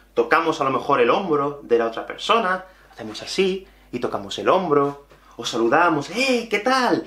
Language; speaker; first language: Spanish; native; Spanish